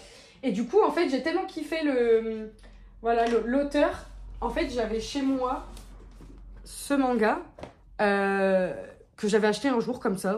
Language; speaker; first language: French; native; French